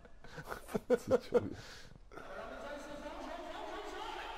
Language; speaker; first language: Chinese; native; Chinese